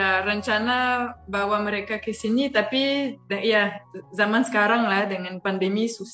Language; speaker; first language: Indonesian; non-native, fluent; French